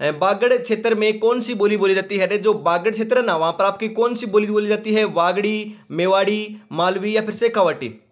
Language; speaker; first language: Hindi; native; Hindi